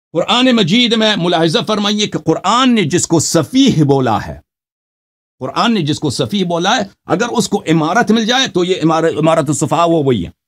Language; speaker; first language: Urdu; non-native, fluent; Persian